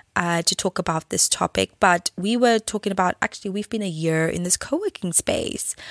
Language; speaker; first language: English; native; English